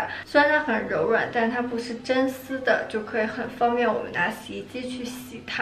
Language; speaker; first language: Chinese; native; Chinese